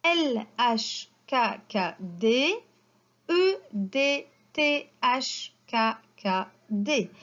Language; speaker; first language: French; non-native, local second language; Arabic